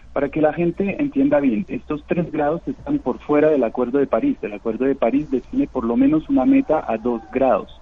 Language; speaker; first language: Spanish; non-native, fluent; French